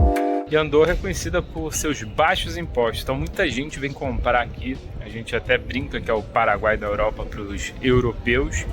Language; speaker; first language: Portuguese; native; Portuguese